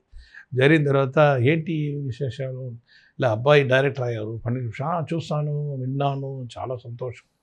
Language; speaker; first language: Telugu; non-native, local second language; Tamil